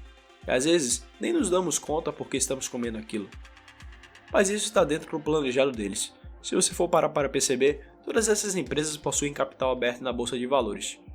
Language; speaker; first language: Portuguese; native; Portuguese